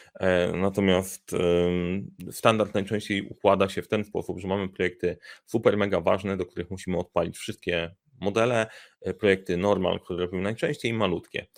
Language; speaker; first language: Polish; native; Polish